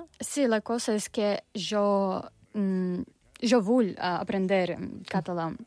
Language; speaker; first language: Catalan; non-native, learner; Russian